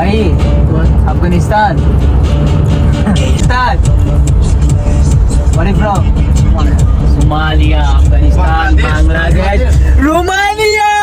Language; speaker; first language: English; non-native, learner; Bangla